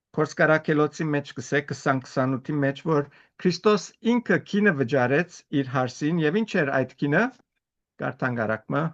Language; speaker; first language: Armenian; early bilingual, heritage; Armenian